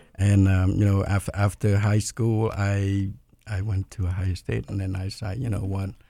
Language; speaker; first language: English; non-native, fluent; Khmer